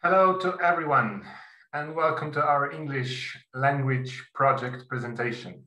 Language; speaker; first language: English; non-native, fluent; Slovenian